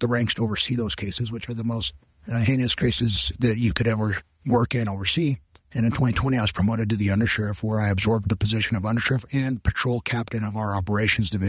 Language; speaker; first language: English; non-native, local second language; Spanish